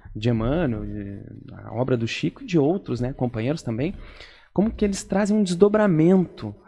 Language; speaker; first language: Portuguese; native; Portuguese